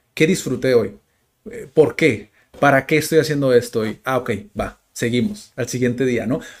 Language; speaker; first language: Spanish; native; Spanish